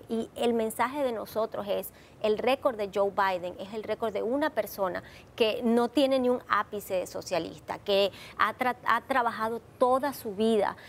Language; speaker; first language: Spanish; native; Spanish